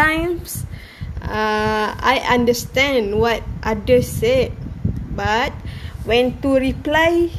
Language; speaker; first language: English; non-native, learner; Malay